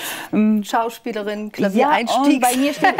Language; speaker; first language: German; native; German